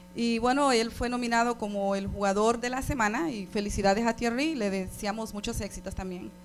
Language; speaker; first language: Spanish; native; Spanish